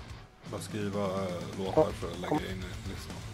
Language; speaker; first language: Swedish; native; Swedish